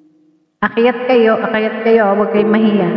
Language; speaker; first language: Filipino; native; Filipino